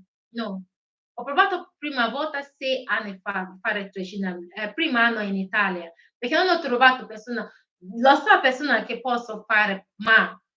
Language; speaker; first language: Italian; non-native, learner; Igbo